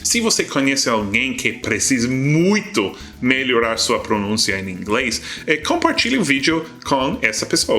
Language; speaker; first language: Portuguese; non-native, fluent; English